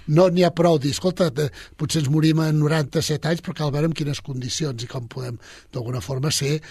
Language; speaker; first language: Catalan; native; Catalan